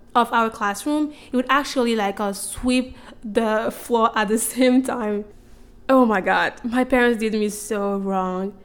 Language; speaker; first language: English; non-native, fluent; French